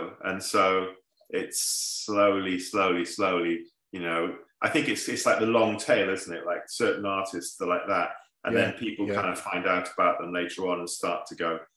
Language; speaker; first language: English; native; English